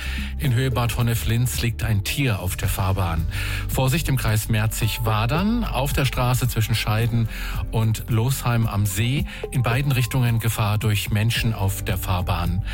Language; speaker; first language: German; native; German